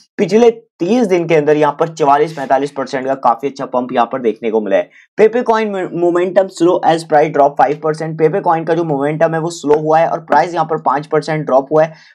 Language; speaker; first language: Hindi; native; Hindi